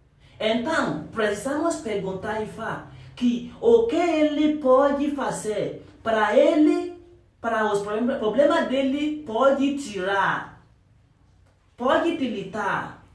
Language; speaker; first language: Portuguese; non-native, learner; Yoruba